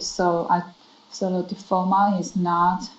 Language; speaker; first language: English; non-native, learner; Chinese